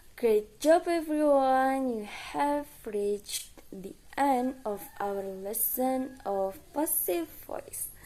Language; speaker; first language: English; non-native, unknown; Indonesian